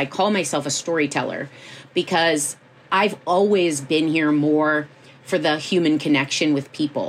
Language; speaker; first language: English; native; English